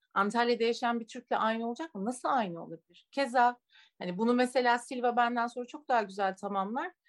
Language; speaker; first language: Turkish; native; Turkish